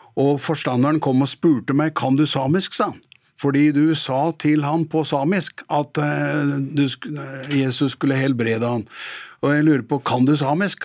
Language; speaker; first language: Norwegian; native; Norwegian